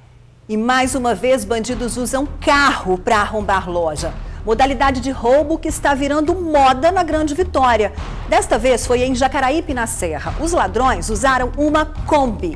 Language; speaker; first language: Portuguese; native; Portuguese